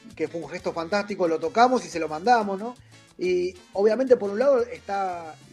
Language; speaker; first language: Spanish; native; Spanish